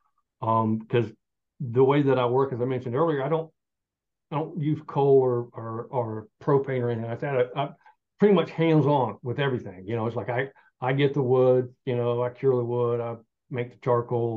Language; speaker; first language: English; native; English